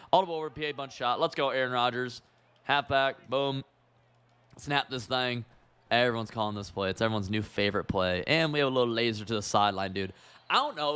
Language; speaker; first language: English; native; English